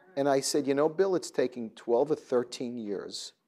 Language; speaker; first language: English; native; English